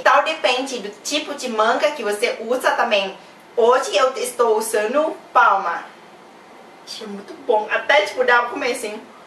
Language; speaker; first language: Portuguese; non-native, fluent; Thai